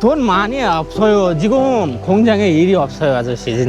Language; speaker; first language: Korean; non-native, learner; Bangla